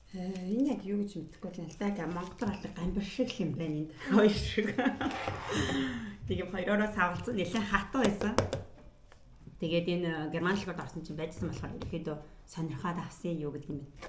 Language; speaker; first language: Mongolian; native; Mongolian